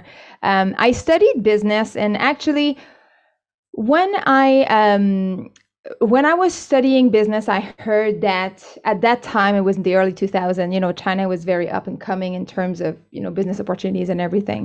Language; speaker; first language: English; native; English